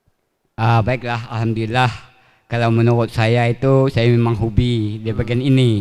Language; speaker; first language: Malay; native; Malay